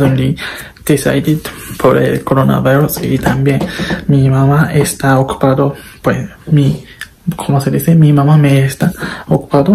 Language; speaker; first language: Spanish; non-native, learner; Japanese